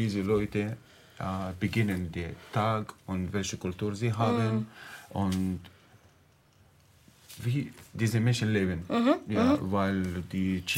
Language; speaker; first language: German; non-native, learner; Arabic